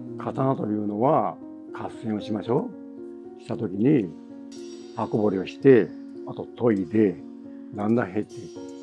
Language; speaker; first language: Japanese; native; Japanese